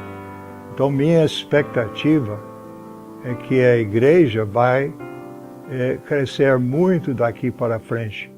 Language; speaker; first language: Portuguese; non-native, fluent; English